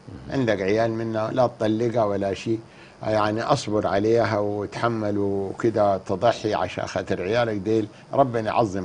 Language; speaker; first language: Arabic; native; Arabic